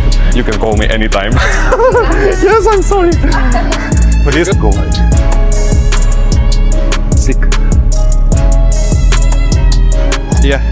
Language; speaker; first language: English; non-native, learner; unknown